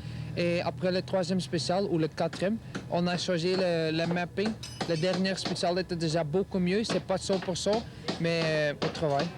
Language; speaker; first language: French; non-native, local second language; Dutch